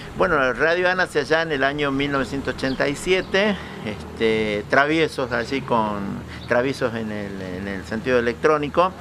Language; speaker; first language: Spanish; native; Spanish